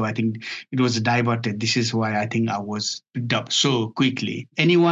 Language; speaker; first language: English; non-native, fluent; Nepali